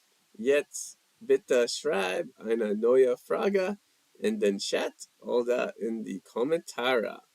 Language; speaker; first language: German; non-native, learner; English